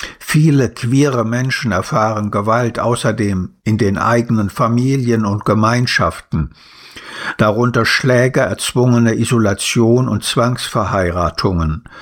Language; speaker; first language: German; native; German